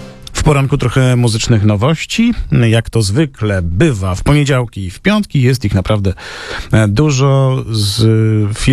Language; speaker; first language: Polish; native; Polish